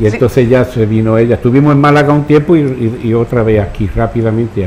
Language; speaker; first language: Spanish; native; Spanish